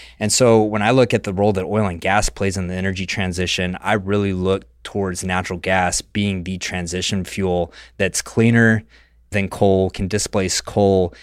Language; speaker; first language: English; native; English